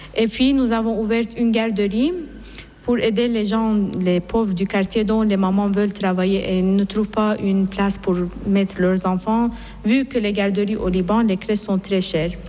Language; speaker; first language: French; non-native, fluent; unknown